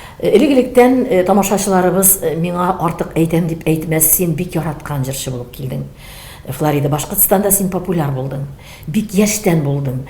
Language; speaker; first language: Tatar; native; Tatar